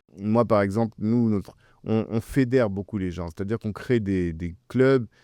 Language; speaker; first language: French; early bilingual, other home language; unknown